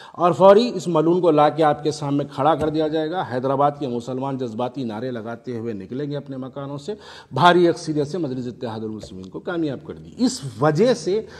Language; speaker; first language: Hindi; non-native, local second language; Urdu